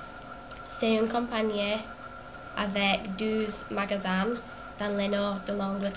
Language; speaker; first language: French; non-native, learner; English